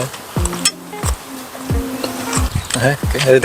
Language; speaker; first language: Swedish; early bilingual, other home language; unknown